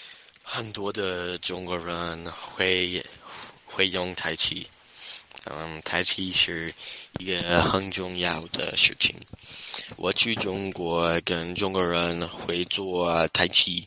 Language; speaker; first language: Chinese; non-native, learner; English